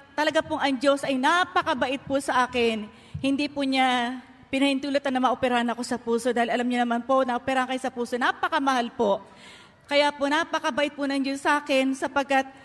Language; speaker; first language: Filipino; native; Filipino